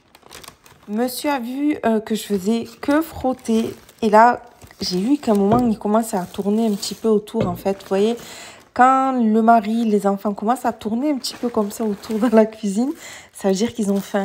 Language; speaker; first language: French; native; French